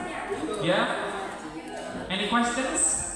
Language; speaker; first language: English; non-native, learner; Indonesian